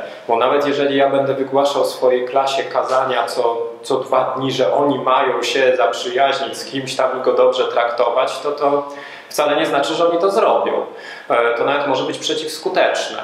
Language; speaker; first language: Polish; native; Polish